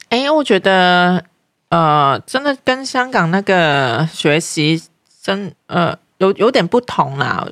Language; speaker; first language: Chinese; non-native, local second language; Cantonese